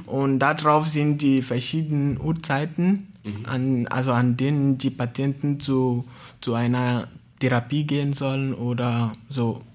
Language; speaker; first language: German; non-native, fluent; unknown